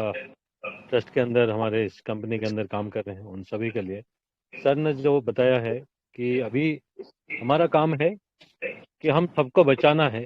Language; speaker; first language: Hindi; non-native, local second language; Odia